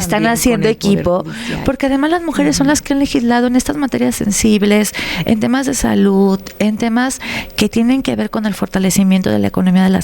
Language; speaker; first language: Spanish; native; Spanish